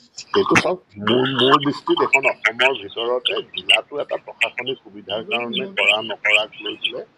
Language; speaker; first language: Assamese; non-native, local second language; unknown